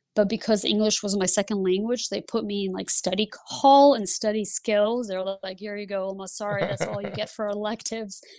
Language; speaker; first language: English; early bilingual, other home language; Lithuanian